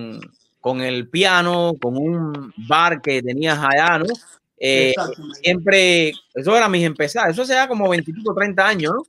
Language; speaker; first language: Spanish; native; Spanish